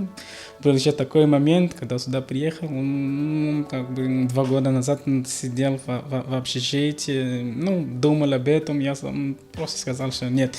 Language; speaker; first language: Russian; non-native, learner; Portuguese